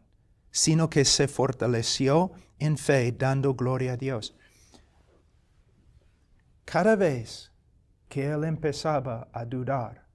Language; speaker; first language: Spanish; non-native, fluent; English